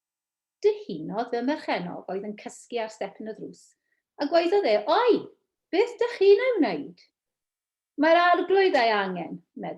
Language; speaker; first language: Welsh; non-native, local second language; English